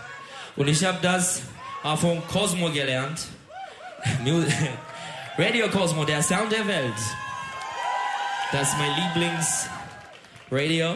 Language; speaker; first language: German; non-native, learner; Turkish